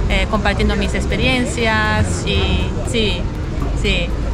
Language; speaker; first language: Spanish; non-native, fluent; German